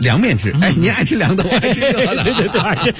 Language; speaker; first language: Chinese; native; Chinese